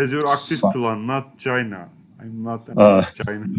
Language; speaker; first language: English; non-native, learner; Turkish